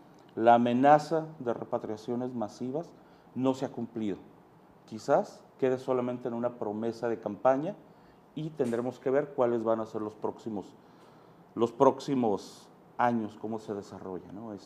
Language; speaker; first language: Spanish; native; Spanish